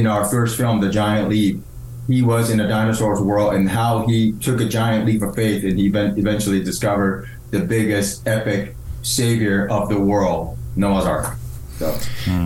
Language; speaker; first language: English; early bilingual, other home language; Chinese